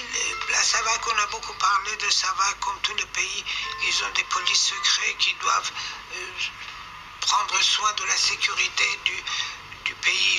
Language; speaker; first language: French; non-native, fluent; Persian